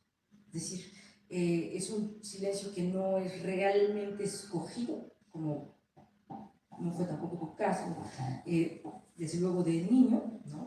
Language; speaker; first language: Spanish; native; Spanish